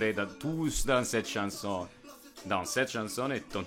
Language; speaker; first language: French; non-native, fluent; Italian